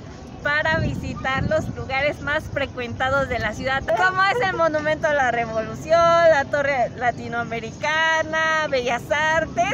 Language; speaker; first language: Spanish; native; Spanish